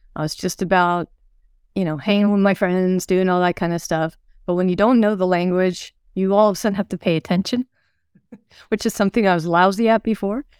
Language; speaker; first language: English; early bilingual, other home language; Swedish